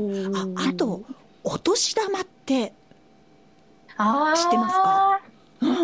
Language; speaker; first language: Japanese; native; Japanese